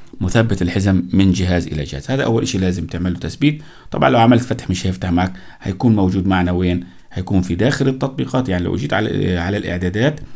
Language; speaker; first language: Arabic; native; Arabic